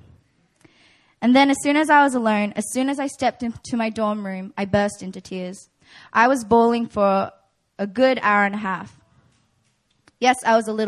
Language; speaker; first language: English; native; English